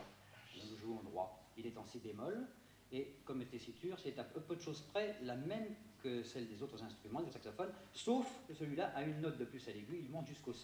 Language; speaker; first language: French; native; French